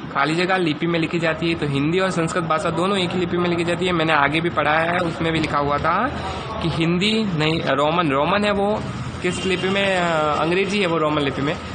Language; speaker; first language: Hindi; native; Hindi